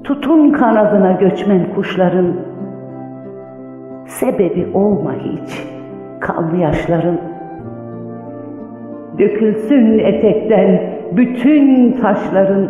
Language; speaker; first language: Turkish; native; Turkish